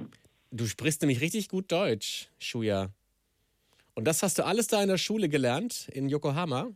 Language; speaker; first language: German; native; German